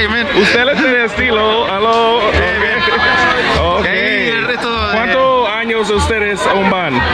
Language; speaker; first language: Spanish; non-native, learner; English